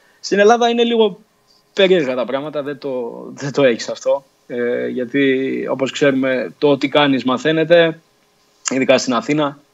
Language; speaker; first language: Greek; early bilingual, other home language; Portuguese